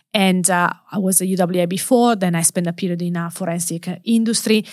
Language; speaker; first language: English; non-native, fluent; Italian